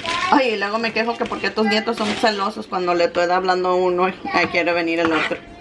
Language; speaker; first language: Spanish; early bilingual, heritage; Spanish